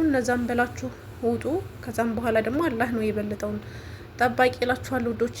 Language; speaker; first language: Amharic; native; Amharic